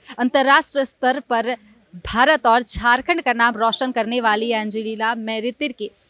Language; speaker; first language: Hindi; native; Hindi